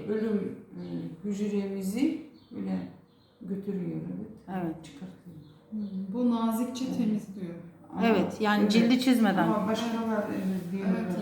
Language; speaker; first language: Turkish; non-native, learner; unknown